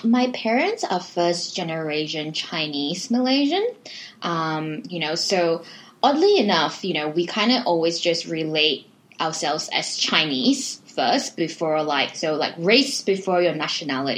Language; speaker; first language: English; native; English